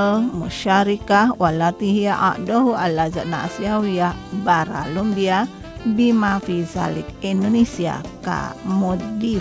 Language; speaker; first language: Arabic; non-native, fluent; Indonesian